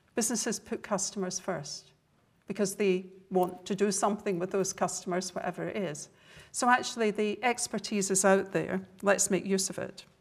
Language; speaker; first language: English; native; English